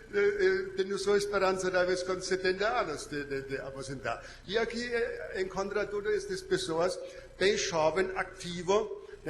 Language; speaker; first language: Portuguese; non-native, learner; German